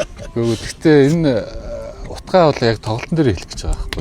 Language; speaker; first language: Mongolian; native; Mongolian